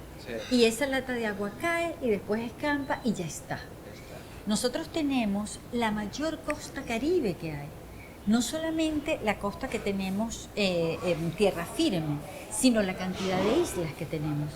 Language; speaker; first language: Spanish; native; Spanish